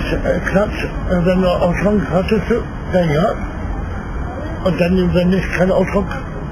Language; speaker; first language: German; non-native, learner; Turkish